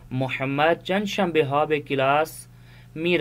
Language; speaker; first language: Persian; non-native, fluent; Urdu